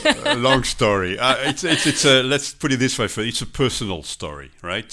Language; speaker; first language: English; non-native, fluent; French